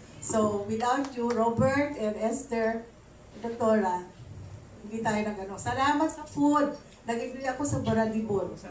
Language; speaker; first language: Filipino; non-native, local second language; Iloko